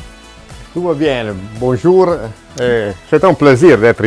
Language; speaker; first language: French; non-native, fluent; Italian